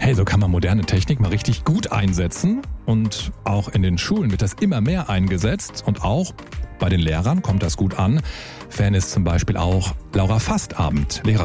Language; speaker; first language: German; native; German